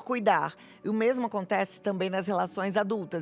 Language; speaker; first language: Portuguese; native; Portuguese